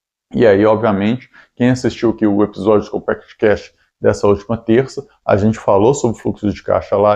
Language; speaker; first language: Portuguese; native; Portuguese